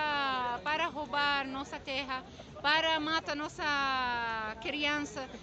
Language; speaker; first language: Portuguese; non-native, learner; Arabic